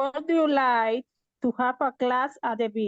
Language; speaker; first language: English; non-native, learner; Spanish